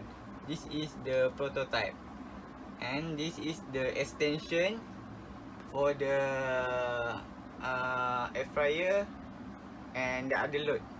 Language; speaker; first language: English; non-native, learner; Malay